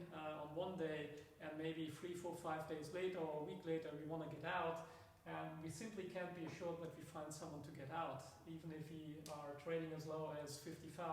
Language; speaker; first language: English; non-native, fluent; German